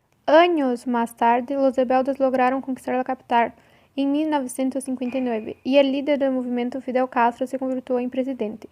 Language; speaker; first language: Spanish; non-native, learner; Portuguese